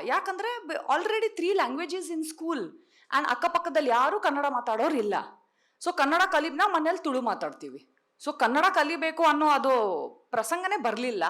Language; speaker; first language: Kannada; non-native, local second language; Tulu